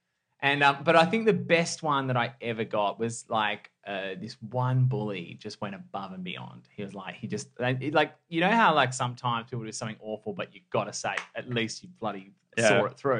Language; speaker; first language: English; native; English